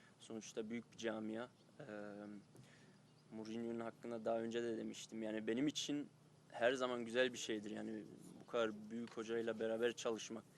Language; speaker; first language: Turkish; early bilingual, heritage; Turkish